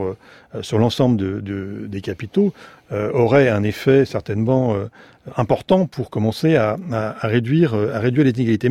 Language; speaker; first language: French; native; French